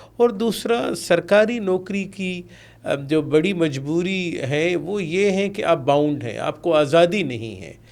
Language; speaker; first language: Urdu; non-native, local second language; Sindhi